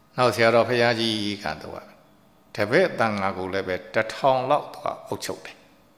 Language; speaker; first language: Burmese; native; Burmese